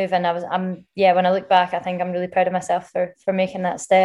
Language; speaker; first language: English; native; English